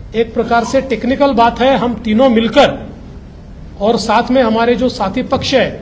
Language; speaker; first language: Hindi; non-native, local second language; Marathi